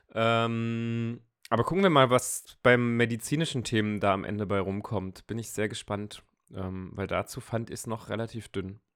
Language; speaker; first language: German; non-native, fluent; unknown